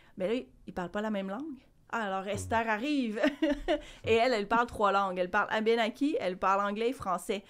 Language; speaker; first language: French; native; French